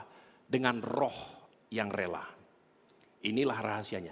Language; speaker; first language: Indonesian; native; Indonesian